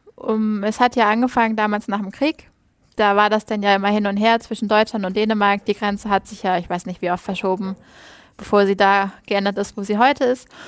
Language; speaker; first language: German; native; German